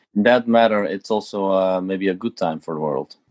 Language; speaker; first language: English; non-native, fluent; Dutch